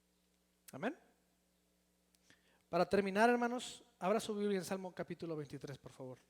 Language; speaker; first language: Spanish; native; Spanish